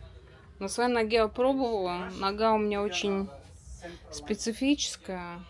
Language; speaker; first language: Russian; native; Russian